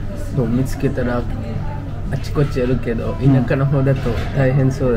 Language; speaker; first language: Japanese; non-native, learner; Kannada